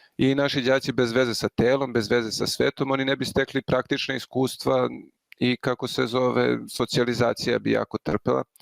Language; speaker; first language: Bosnian; native; Bosnian